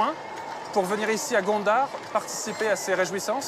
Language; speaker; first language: French; native; French